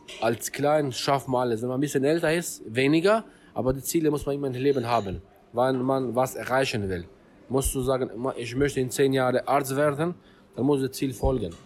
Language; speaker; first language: German; non-native, learner; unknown